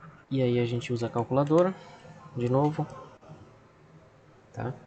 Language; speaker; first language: Portuguese; native; Portuguese